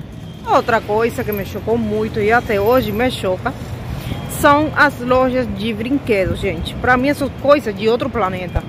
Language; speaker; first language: Portuguese; non-native, fluent; Spanish